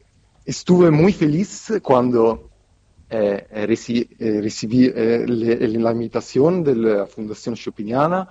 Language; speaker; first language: Spanish; non-native, fluent; Italian